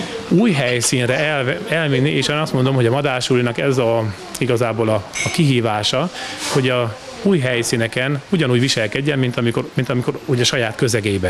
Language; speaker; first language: Hungarian; native; Hungarian